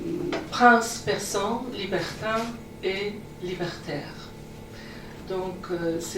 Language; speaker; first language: French; non-native, fluent; Persian